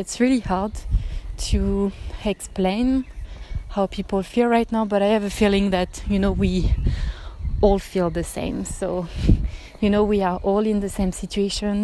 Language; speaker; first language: English; non-native, fluent; French